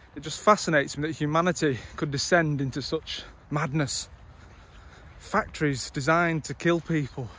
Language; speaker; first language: English; native; English